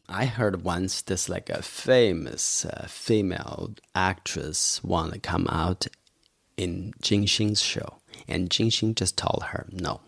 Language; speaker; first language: English; non-native, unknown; Chinese